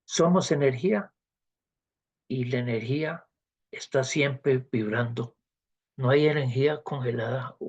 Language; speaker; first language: Spanish; native; Spanish